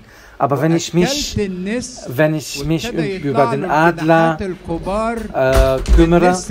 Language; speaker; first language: German; non-native, fluent; Arabic